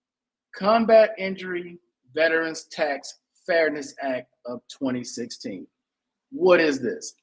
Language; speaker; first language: English; native; English